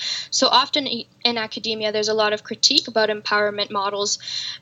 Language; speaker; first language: English; native; English